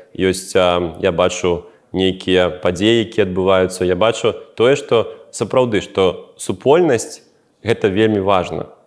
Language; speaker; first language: Belarusian; non-native, local second language; Russian